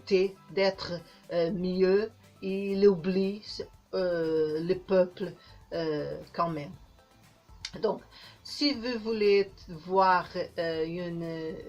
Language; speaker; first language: French; non-native, learner; Portuguese